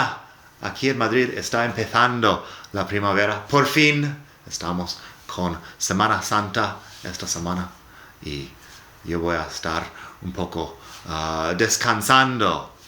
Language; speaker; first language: Spanish; non-native, fluent; English